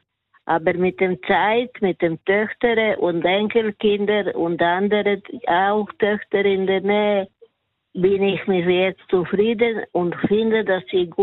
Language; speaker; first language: German; non-native, learner; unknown